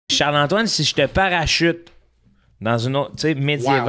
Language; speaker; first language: French; native; French